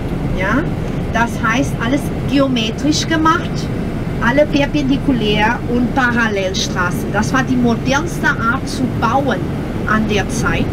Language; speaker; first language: German; non-native, fluent; Portuguese